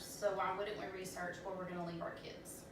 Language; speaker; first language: English; native; English